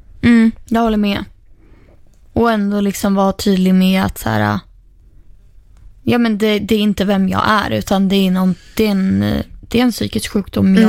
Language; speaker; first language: Swedish; native; Swedish